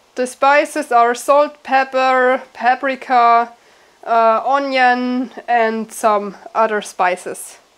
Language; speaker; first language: English; non-native, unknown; German